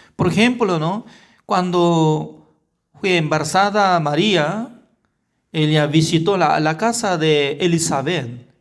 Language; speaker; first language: Spanish; non-native, fluent; Korean